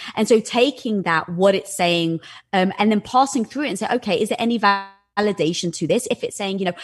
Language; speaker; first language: English; native; English